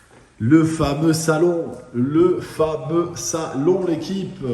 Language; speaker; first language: French; native; French